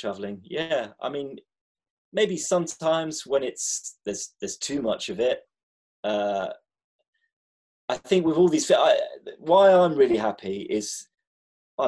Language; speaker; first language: English; native; English